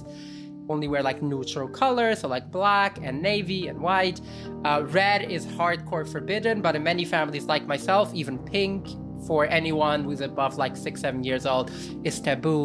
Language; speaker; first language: English; early bilingual, other home language; Yiddish